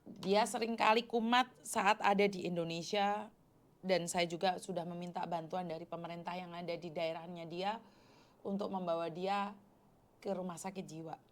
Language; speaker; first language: Indonesian; non-native, local second language; Javanese